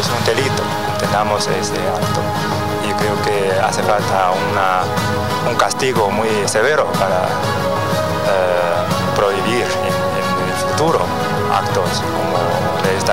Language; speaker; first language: Spanish; non-native, learner; Chinese